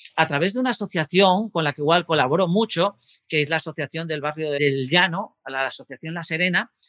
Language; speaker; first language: Spanish; native; Spanish